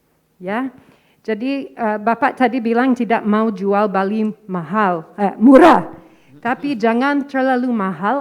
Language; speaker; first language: Indonesian; non-native, fluent; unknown